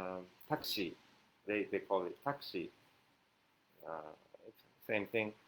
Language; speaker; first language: English; non-native, fluent; Japanese